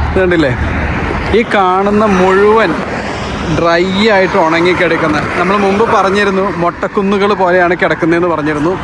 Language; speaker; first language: Malayalam; native; Malayalam